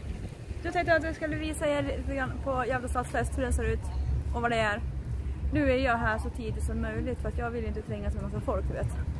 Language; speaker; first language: Swedish; native; Swedish